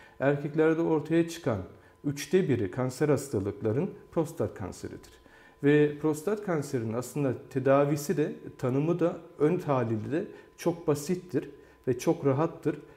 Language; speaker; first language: Turkish; early bilingual, heritage; Turkish